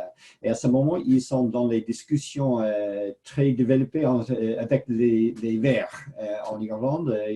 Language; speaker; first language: French; non-native, fluent; English